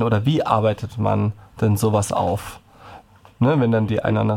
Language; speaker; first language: German; native; German